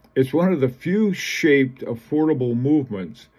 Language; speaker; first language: English; native; English